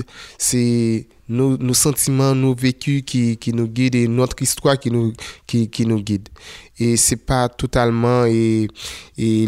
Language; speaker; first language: French; non-native, local second language; Haitian Creole